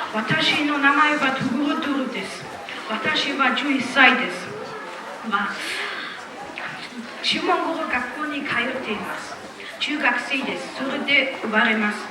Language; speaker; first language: Japanese; non-native, learner; Mongolian